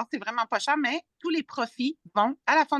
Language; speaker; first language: French; native; French